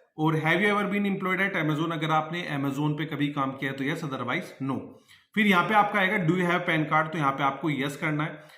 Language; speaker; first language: Hindi; native; Hindi